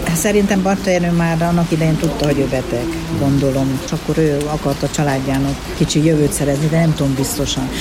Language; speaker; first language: Hungarian; native; Hungarian